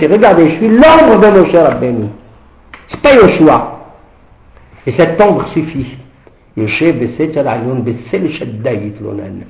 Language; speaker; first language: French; native; French